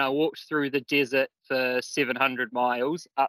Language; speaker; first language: English; native; English